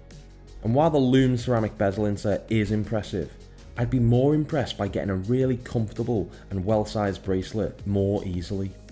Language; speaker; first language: English; native; English